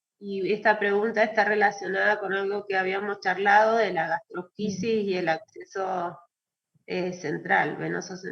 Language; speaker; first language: Spanish; native; Spanish